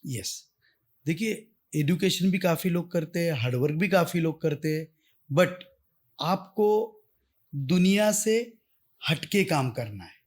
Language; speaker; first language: Hindi; non-native, local second language; Marathi